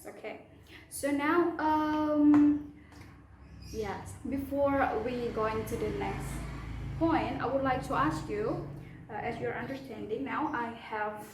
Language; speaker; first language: English; non-native, fluent; Indonesian